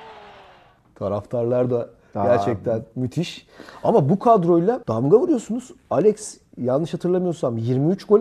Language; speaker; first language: Turkish; native; Turkish